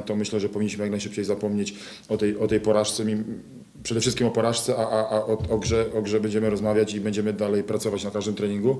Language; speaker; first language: Polish; native; Polish